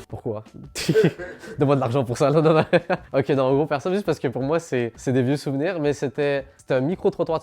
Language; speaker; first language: French; early bilingual, other home language; Arabic